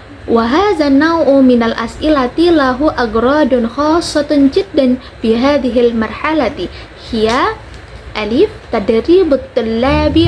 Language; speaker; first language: Arabic; non-native, learner; Indonesian